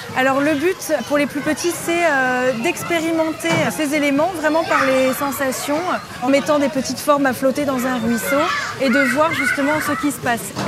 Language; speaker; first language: French; native; French